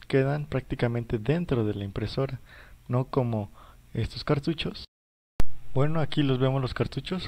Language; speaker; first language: Spanish; native; Spanish